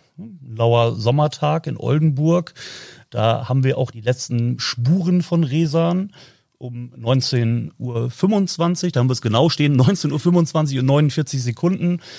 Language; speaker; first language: German; native; German